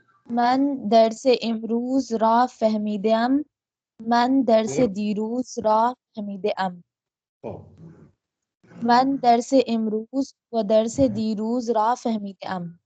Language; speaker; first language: Persian; non-native, learner; Urdu